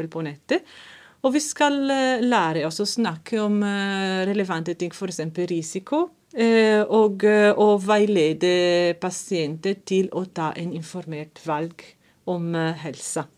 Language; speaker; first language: Norwegian; non-native, fluent; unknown